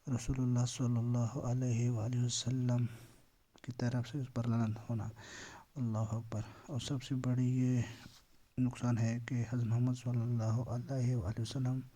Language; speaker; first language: Urdu; non-native, local second language; Pashto